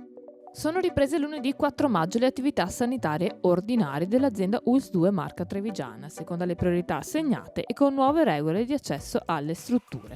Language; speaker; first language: Italian; native; Italian